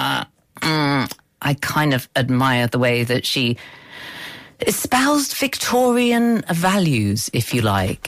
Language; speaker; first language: English; native; English